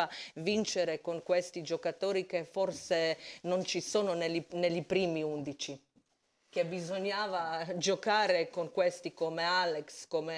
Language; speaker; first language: Italian; non-native, fluent; Croatian